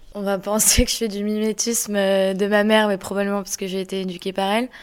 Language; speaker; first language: French; non-native, fluent; Chinese